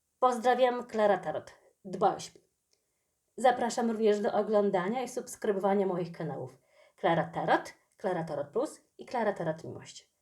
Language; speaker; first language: Polish; native; Polish